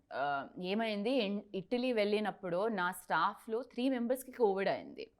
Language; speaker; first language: Telugu; non-native, learner; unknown